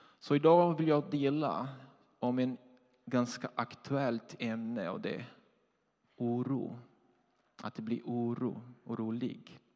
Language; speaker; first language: Swedish; non-native, fluent; Portuguese